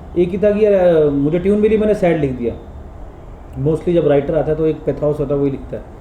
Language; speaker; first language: Hindi; non-native, local second language; Punjabi